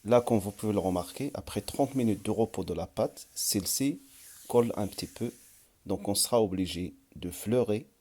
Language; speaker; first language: French; non-native, local second language; Arabic